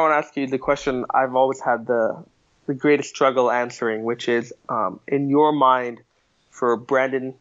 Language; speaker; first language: English; native; English